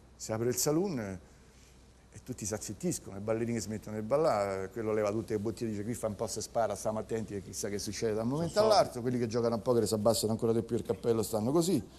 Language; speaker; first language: Italian; native; Italian